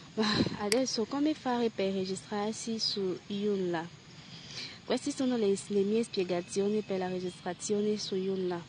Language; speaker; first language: Italian; non-native, learner; French